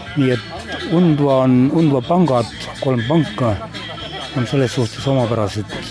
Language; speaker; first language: Estonian; native; Estonian